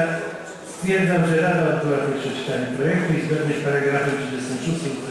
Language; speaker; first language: Polish; native; Polish